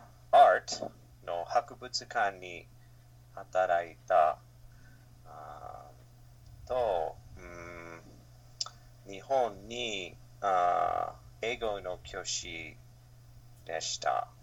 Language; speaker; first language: Japanese; non-native, learner; English